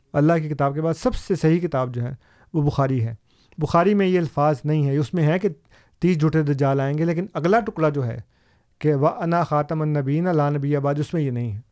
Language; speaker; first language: Urdu; native; Urdu